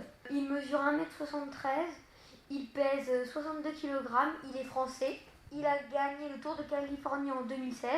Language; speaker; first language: French; native; French